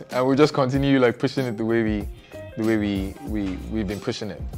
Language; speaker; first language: English; non-native, local second language; Yoruba